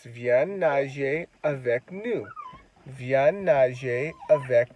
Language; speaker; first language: French; non-native, learner; English